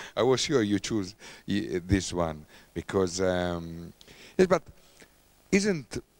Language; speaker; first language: English; non-native, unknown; Italian